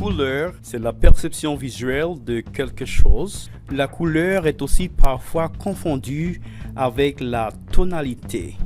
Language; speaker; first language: French; non-native, fluent; Spanish